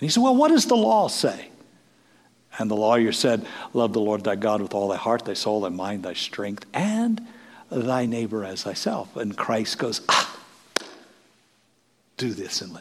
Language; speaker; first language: English; native; English